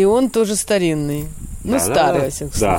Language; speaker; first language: Russian; native; Russian